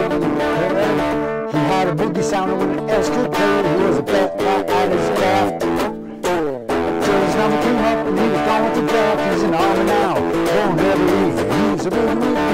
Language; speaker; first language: English; native; English